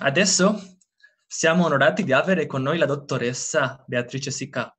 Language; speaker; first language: Italian; non-native, learner; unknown